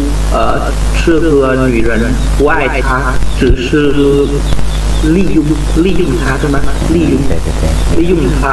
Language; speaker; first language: Chinese; non-native, learner; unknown